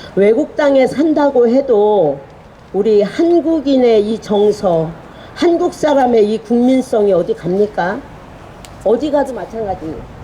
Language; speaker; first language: Korean; native; Korean